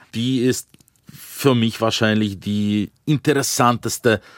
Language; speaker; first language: German; non-native, fluent; Russian